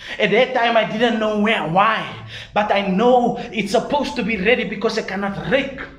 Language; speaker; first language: English; non-native, local second language; Afrikaans